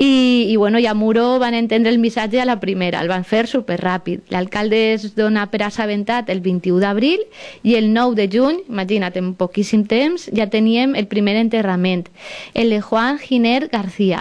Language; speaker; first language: Catalan; native; Catalan